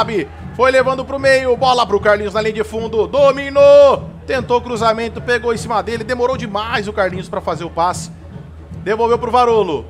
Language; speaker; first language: Portuguese; native; Portuguese